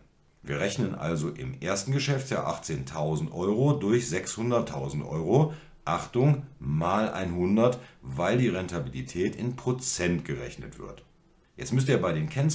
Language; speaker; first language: German; native; German